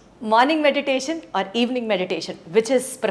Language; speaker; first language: Telugu; native; Telugu